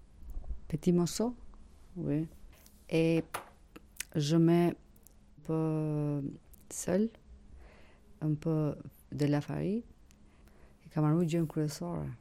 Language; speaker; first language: French; non-native, learner; Albanian